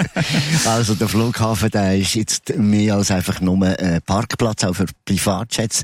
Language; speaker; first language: German; native; German